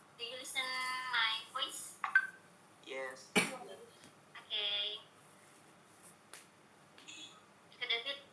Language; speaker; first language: English; non-native, learner; Indonesian